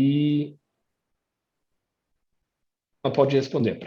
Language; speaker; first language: Portuguese; non-native, fluent; German